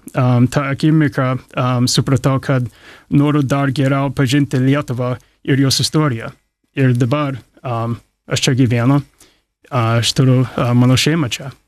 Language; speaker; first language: Lithuanian; early bilingual, heritage; English